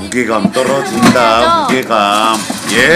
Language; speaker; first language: Korean; native; Korean